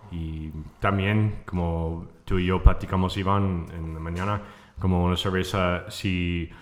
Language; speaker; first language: Spanish; non-native, fluent; English